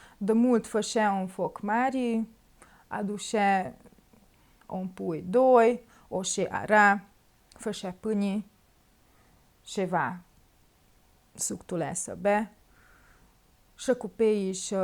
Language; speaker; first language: Romanian; early bilingual, heritage; Romanian